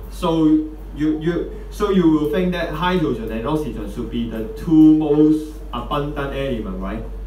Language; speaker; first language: English; non-native, local second language; Cantonese